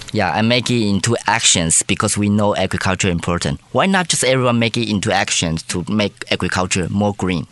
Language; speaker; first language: English; non-native, fluent; Chinese